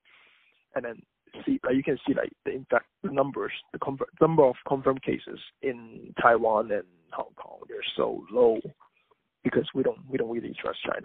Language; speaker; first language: English; non-native, local second language; Cantonese